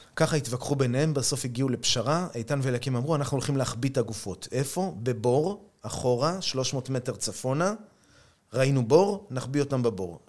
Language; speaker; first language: Hebrew; native; Hebrew